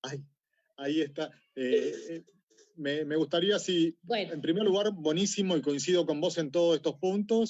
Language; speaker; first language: Spanish; native; Spanish